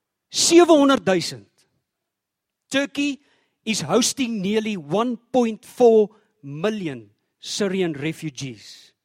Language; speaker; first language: English; non-native, local second language; Afrikaans